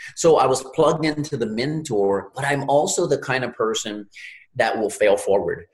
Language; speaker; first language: English; native; English